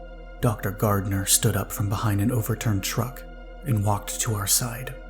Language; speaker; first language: English; native; English